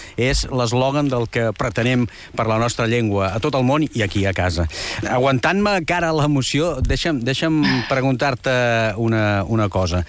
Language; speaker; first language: Catalan; native; Catalan